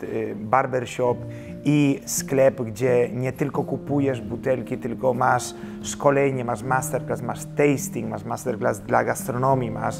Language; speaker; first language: Polish; early bilingual, heritage; Polish